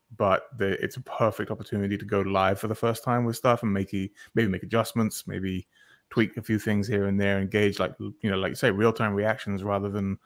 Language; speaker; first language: English; native; English